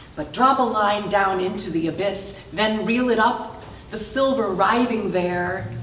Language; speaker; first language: English; native; English